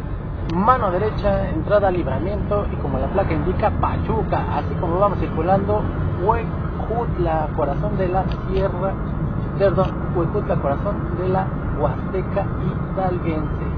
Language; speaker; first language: Spanish; native; Spanish